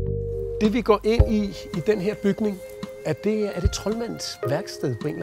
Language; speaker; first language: Danish; native; Danish